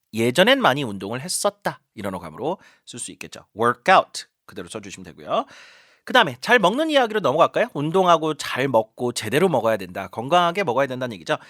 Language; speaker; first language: Korean; native; Korean